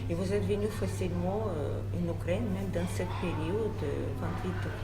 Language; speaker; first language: French; non-native, learner; Russian